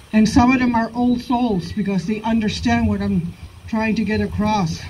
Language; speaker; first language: English; native; English